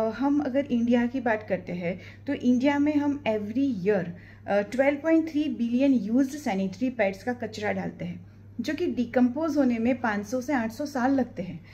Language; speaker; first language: Hindi; non-native, local second language; Gujarati